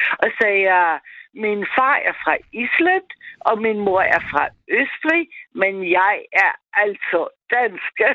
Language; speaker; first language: Danish; non-native, fluent; German